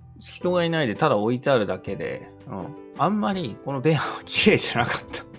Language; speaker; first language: Japanese; native; Japanese